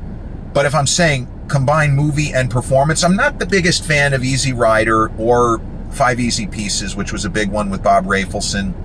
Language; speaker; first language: English; native; English